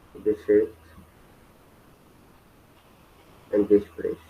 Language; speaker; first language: German; non-native, learner; Hindi